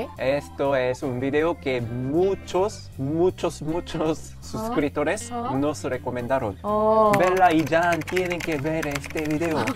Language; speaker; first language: Spanish; non-native, learner; Korean